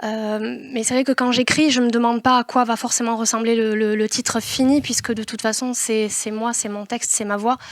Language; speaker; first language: French; native; French